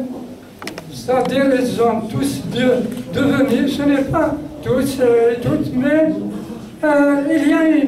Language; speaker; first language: French; non-native, local second language; Kabyle